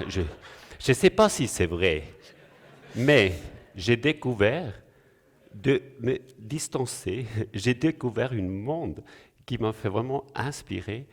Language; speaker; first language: French; non-native, local second language; German